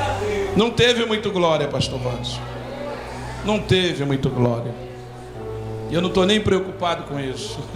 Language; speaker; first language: Portuguese; native; Portuguese